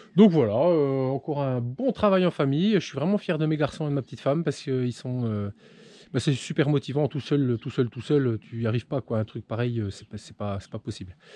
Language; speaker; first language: French; native; French